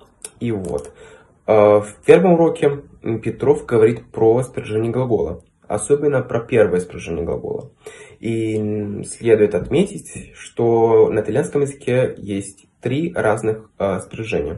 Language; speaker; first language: Russian; non-native, fluent; Italian